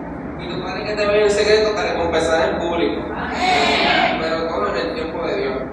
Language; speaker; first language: Spanish; native; Spanish